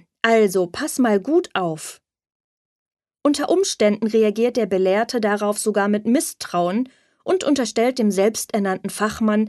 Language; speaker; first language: German; native; German